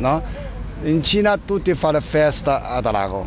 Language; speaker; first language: Italian; non-native, learner; Chinese